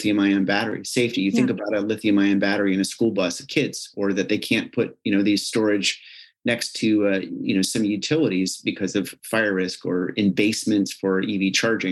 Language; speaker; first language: English; native; English